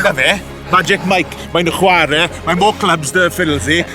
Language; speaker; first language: Welsh; non-native, local second language; English